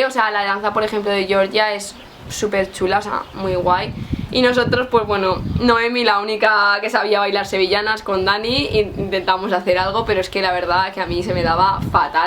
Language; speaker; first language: Spanish; native; Spanish